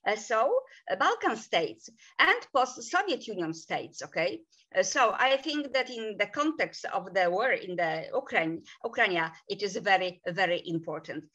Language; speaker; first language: English; non-native, fluent; Polish